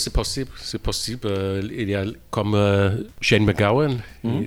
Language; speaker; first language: French; non-native, learner; English